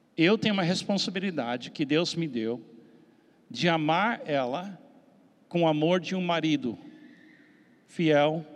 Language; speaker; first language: Portuguese; non-native, fluent; English